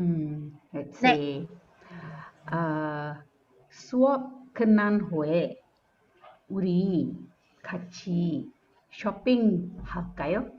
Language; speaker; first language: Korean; non-native, learner; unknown